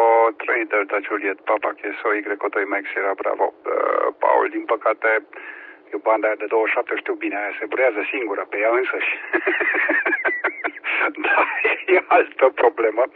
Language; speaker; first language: Romanian; native; Romanian